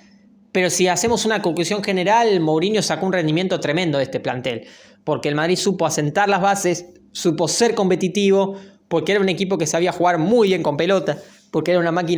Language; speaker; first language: Spanish; native; Spanish